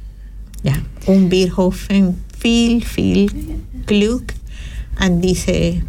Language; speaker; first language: German; non-native, fluent; Spanish